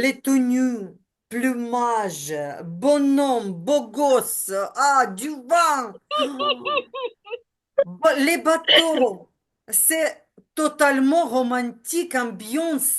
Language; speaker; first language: French; non-native, learner; Ukrainian